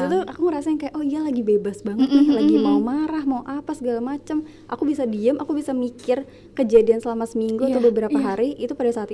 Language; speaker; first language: Indonesian; native; Indonesian